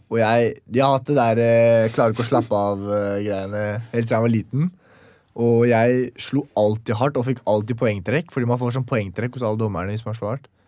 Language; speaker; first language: Norwegian; early bilingual, other home language; Chechen